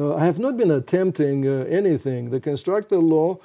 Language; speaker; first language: English; non-native, fluent; Romanian